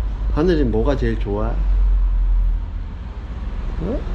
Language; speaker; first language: Korean; native; Korean